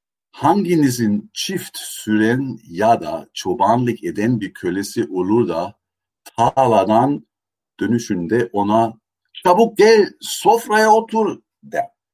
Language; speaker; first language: Turkish; non-native, fluent; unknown